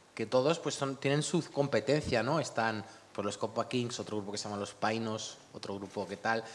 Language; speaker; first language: Spanish; native; Spanish